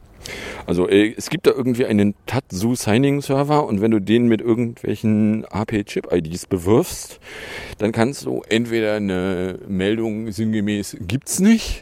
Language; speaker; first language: German; native; German